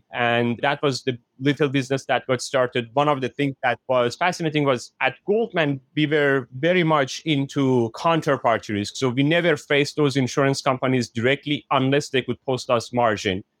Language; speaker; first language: English; non-native, fluent; Persian